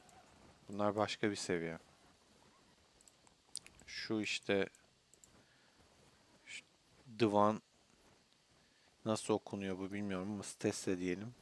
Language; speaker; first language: Turkish; native; Turkish